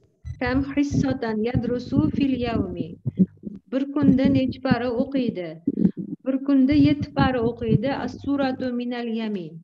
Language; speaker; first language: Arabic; non-native, learner; Uzbek